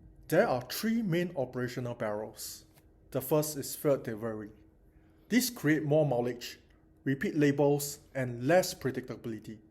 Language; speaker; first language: English; non-native, learner; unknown